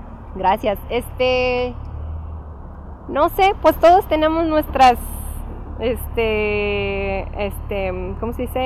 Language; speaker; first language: Spanish; early bilingual, heritage; English